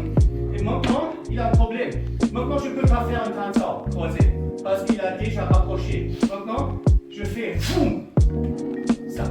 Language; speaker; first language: French; non-native, fluent; German